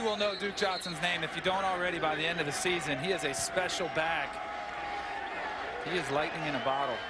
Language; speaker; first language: English; native; English